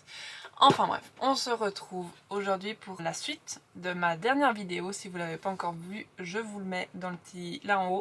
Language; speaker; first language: French; native; French